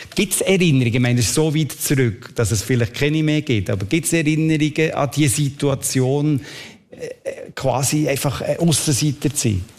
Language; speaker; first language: German; native; German